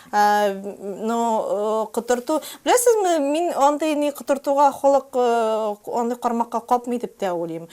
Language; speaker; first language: Tatar; native; Tatar